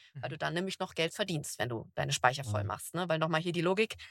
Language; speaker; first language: German; native; German